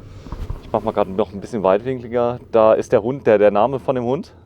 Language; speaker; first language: German; native; German